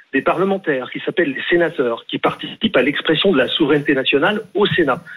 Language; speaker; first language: French; native; French